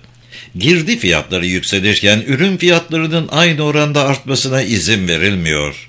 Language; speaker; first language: Turkish; native; Turkish